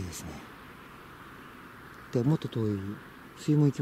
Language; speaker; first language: Japanese; native; Japanese